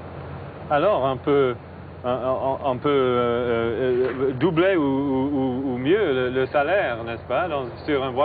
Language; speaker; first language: French; non-native, fluent; English